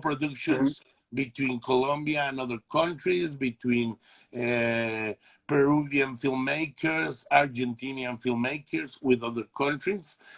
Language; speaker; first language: English; non-native, learner; Spanish